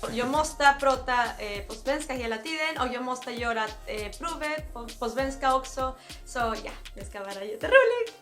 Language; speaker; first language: Swedish; non-native, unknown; Spanish